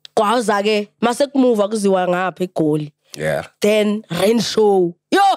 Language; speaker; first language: English; non-native, local second language; Xhosa